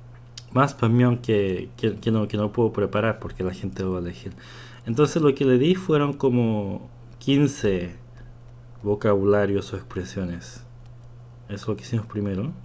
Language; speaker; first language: Spanish; non-native, fluent; Korean